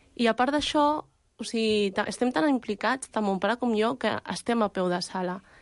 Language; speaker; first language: Catalan; early bilingual, other home language; Vietnamese